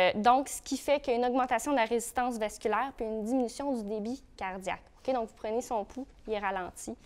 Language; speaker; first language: French; native; French